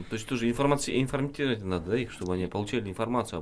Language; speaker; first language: Russian; non-native, local second language; Kyrgyz